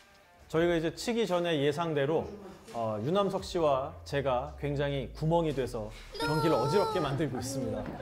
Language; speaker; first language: Korean; native; Korean